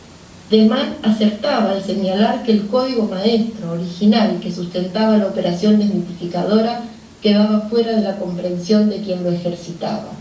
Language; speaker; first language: Spanish; native; Spanish